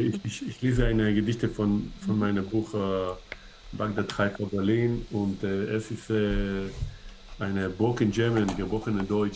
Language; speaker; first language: German; non-native, learner; Hebrew